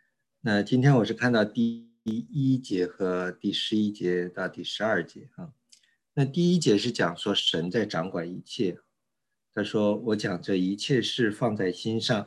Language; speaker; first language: Chinese; native; Chinese